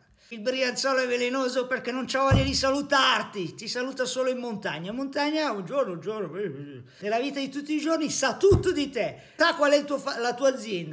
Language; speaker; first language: Italian; native; Italian